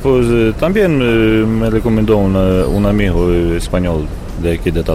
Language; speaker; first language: Spanish; non-native, learner; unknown